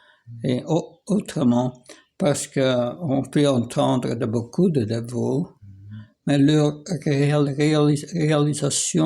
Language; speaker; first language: French; non-native, fluent; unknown